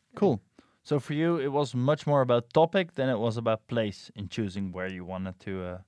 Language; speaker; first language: English; non-native, fluent; Dutch